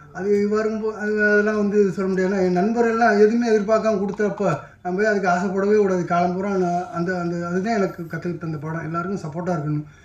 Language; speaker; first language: Tamil; native; Tamil